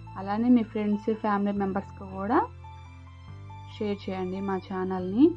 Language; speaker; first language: Telugu; native; Telugu